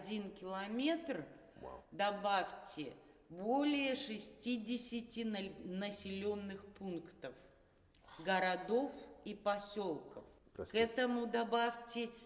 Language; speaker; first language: Russian; native; Russian